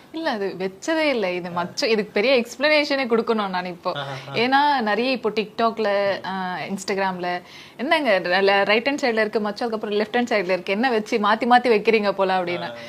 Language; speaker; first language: Tamil; early bilingual, heritage; Tamil